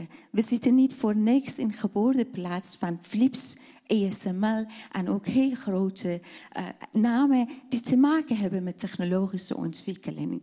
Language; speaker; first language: Dutch; non-native, fluent; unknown